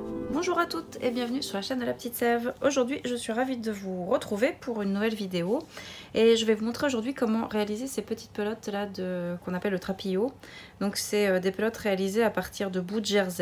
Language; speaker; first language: French; native; French